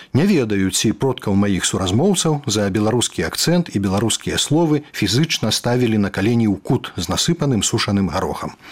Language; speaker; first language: Belarusian; native; Belarusian